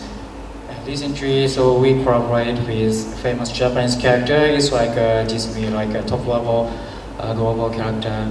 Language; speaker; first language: English; non-native, learner; Japanese